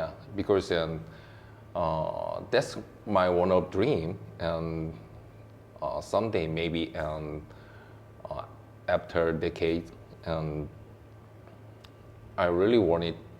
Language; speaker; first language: English; non-native, learner; Korean